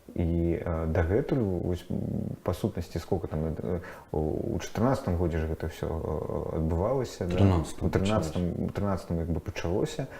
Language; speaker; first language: Belarusian; non-native, fluent; Russian